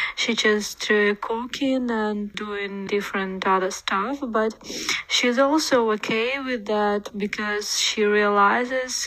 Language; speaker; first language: English; non-native, learner; Ukrainian